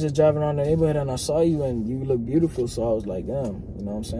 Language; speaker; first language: English; native; English